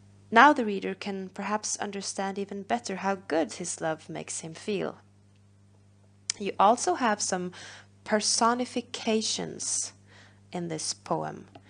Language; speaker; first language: English; non-native, fluent; Norwegian